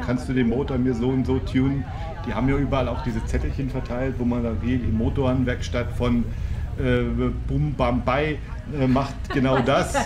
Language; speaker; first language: German; native; German